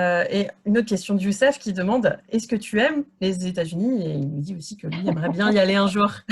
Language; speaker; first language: French; native; French